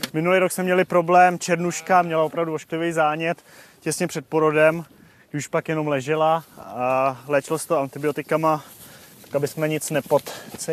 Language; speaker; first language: Czech; native; Czech